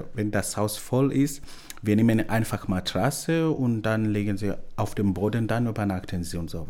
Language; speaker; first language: German; non-native, learner; Swahili